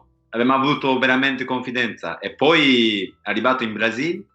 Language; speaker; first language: Italian; non-native, learner; Japanese